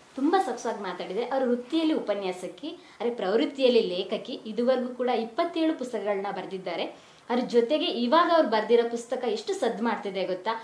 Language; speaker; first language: Kannada; native; Kannada